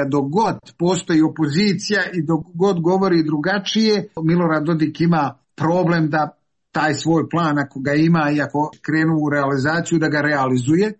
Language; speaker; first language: Serbian; native; Serbian